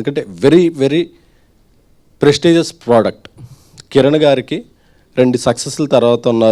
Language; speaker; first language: Telugu; native; Telugu